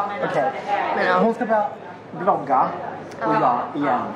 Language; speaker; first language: Swedish; early bilingual, other home language; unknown